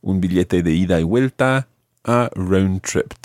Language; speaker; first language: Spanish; non-native, fluent; English